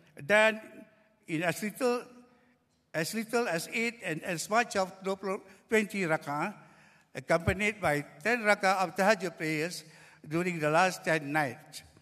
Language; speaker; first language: English; non-native, local second language; Malay